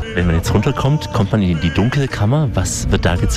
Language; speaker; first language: German; native; German